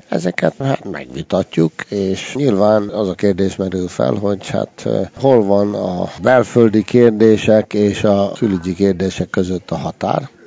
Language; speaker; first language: Hungarian; early bilingual, heritage; Hungarian